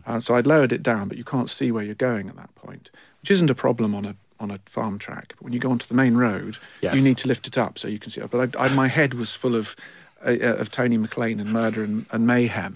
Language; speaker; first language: English; native; English